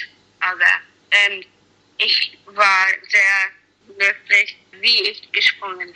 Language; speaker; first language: German; non-native, learner; English